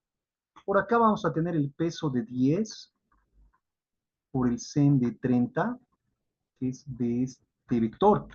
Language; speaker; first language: Spanish; native; Spanish